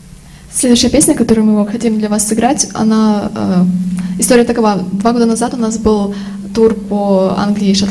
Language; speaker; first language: Russian; native; Russian